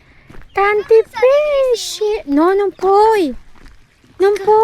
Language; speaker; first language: Italian; non-native, learner; Filipino